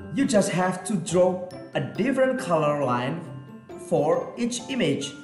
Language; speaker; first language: English; non-native, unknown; Indonesian